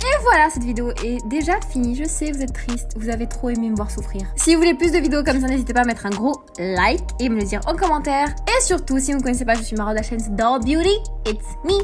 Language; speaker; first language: French; early bilingual, other home language; Arabic